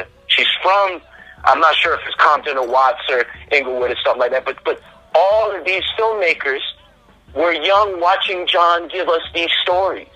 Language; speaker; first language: English; native; English